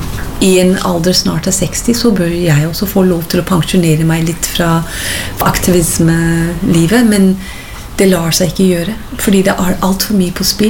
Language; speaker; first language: Norwegian; non-native, fluent; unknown